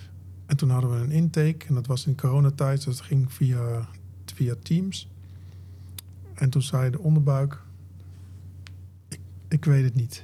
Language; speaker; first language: Dutch; native; Dutch